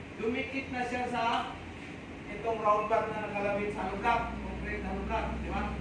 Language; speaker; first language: Filipino; non-native, local second language; Cebuano